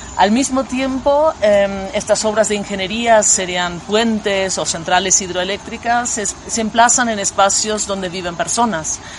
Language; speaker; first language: Spanish; non-native, fluent; German